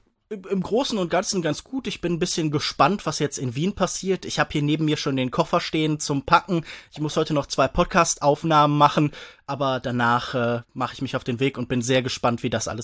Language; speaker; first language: German; native; German